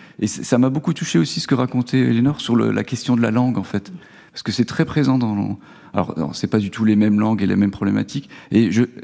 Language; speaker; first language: French; non-native, local second language; German